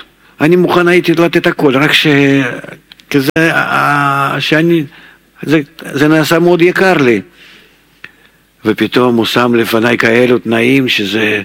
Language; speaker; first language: Hebrew; non-native, fluent; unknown